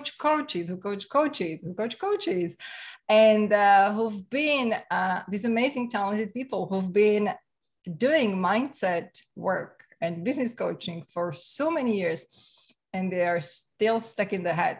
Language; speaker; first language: English; non-native, fluent; Slovak